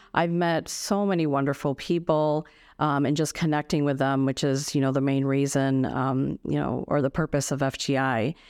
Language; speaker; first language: English; native; English